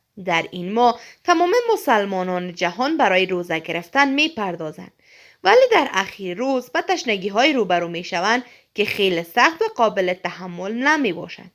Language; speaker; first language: Persian; native; Persian